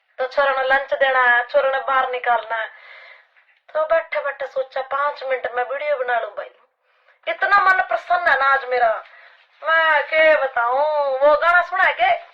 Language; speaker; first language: Hindi; native; Hindi